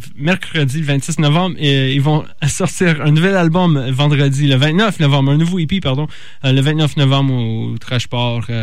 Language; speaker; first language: French; native; French